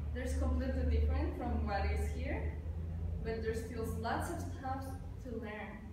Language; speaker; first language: English; non-native, fluent; Spanish